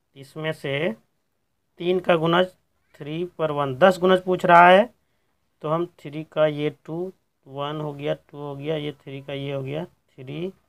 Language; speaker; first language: Hindi; native; Hindi